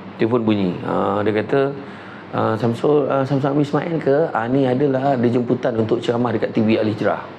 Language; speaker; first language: Malay; native; Malay